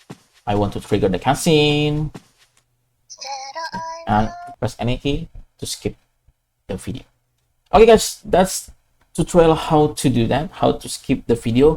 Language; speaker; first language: English; non-native, fluent; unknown